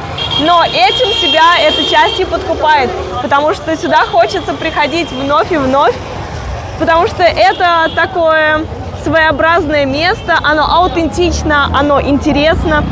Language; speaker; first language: Russian; native; Russian